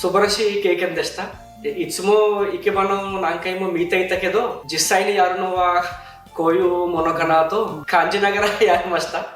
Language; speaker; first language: Japanese; non-native, fluent; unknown